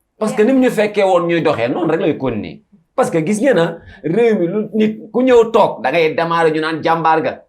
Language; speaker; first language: Wolof; native; Wolof